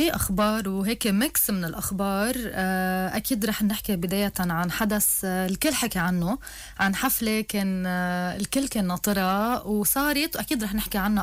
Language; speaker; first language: Arabic; native; Arabic